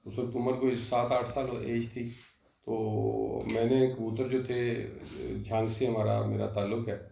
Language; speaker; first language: Urdu; non-native, local second language; Punjabi